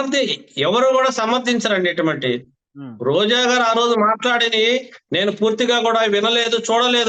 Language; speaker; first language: Telugu; native; Telugu